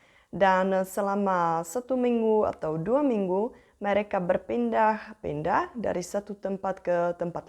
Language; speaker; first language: Indonesian; non-native, fluent; Czech